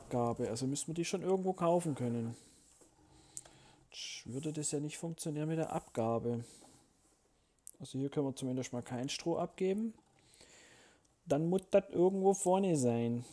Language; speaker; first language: German; native; German